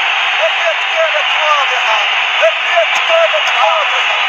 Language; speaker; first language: Arabic; native; Arabic